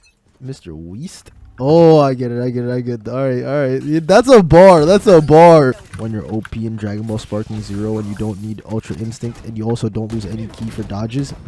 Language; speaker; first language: English; native; English